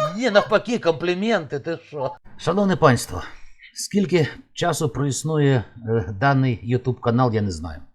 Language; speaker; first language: Ukrainian; native; Ukrainian